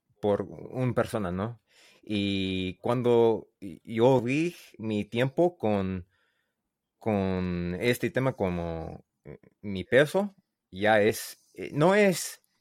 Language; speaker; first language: Spanish; non-native, learner; English